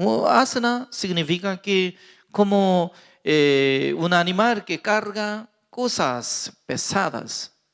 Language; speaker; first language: Spanish; non-native, fluent; Korean